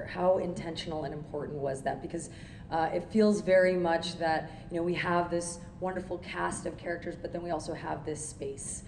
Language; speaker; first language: English; early bilingual, other home language; Urdu